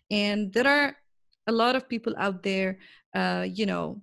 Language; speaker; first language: English; non-native, fluent; Arabic